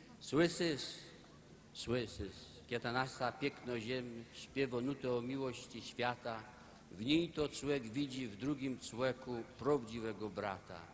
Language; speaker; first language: Polish; native; Polish